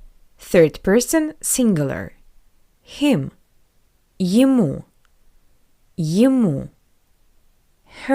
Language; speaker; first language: English; non-native, fluent; Russian